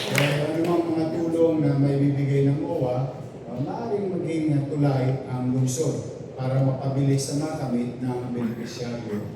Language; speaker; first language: Filipino; native; Filipino